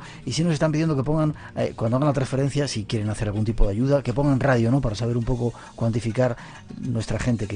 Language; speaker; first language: Spanish; native; Spanish